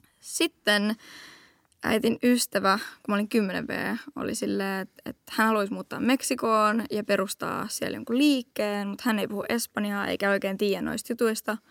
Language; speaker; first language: Finnish; early bilingual, heritage; Finnish